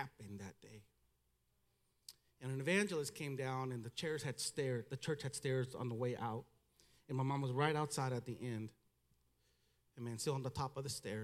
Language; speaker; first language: English; early bilingual, other home language; Spanish